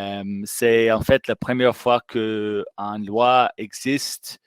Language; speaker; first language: French; non-native, fluent; English